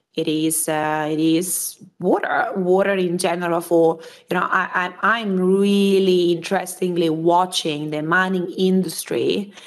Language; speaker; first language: English; non-native, fluent; Italian